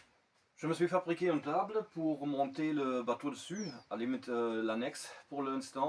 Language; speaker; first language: French; non-native, fluent; German